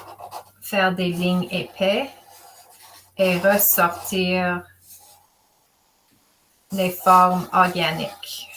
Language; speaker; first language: French; non-native, fluent; English